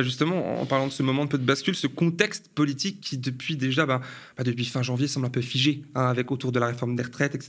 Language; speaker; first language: French; native; French